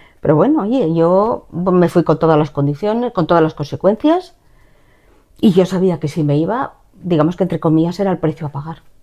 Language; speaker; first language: Spanish; native; Spanish